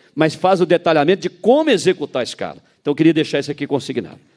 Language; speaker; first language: Portuguese; native; Portuguese